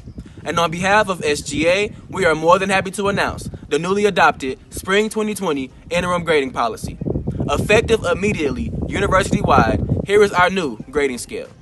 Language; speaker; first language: English; native; English